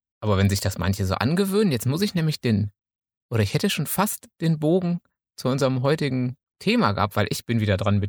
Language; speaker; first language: German; native; German